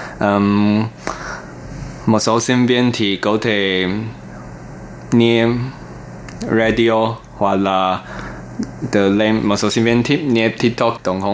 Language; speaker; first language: Vietnamese; non-native, learner; Chinese